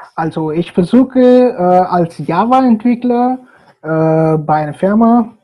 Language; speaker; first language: German; non-native, learner; Telugu